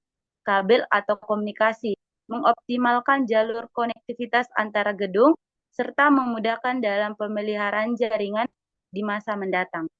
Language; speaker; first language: Indonesian; native; Indonesian